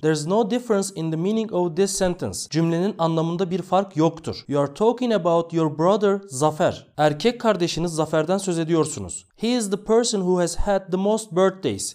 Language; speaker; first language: English; non-native, fluent; Turkish